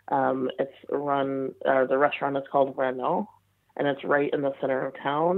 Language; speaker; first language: English; native; English